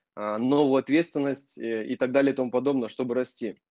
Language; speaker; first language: Russian; native; Russian